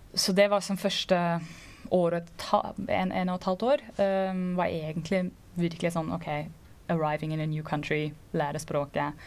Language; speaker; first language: Norwegian; non-native, fluent; English